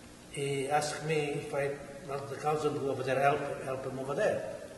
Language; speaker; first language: English; non-native, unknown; Portuguese